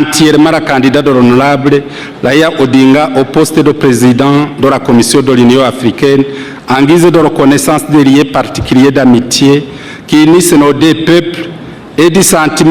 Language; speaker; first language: French; non-native, local second language; Rundi